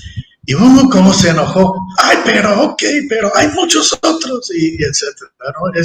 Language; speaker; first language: Spanish; non-native, fluent; English